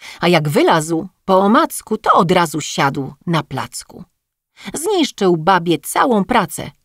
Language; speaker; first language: Polish; native; Polish